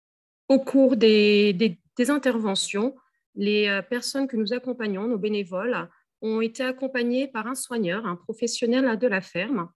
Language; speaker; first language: French; native; French